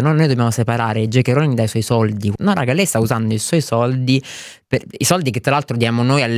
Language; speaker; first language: Italian; native; Italian